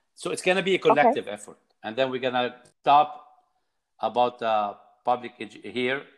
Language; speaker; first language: English; non-native, fluent; Arabic